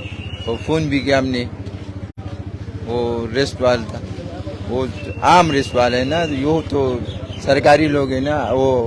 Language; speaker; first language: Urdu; non-native, local second language; Pashto